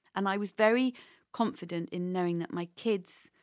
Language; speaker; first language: English; native; English